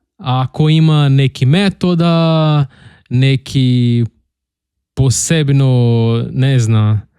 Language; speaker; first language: Bosnian; non-native, learner; Portuguese